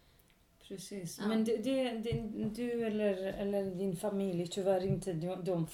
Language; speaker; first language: Swedish; non-native, local second language; Kurdish